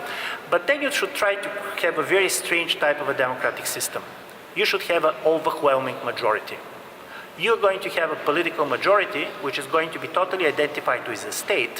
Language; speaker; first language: English; non-native, fluent; Bulgarian